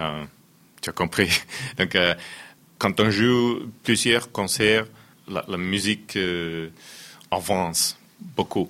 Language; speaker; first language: French; non-native, fluent; Finnish